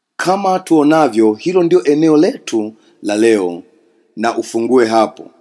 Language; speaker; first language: Swahili; non-native, local second language; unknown